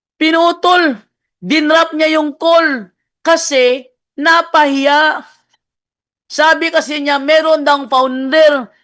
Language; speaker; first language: Filipino; non-native, local second language; Cebuano